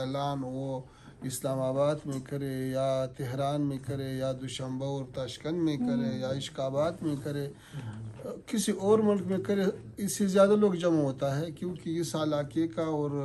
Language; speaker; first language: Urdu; non-native, learner; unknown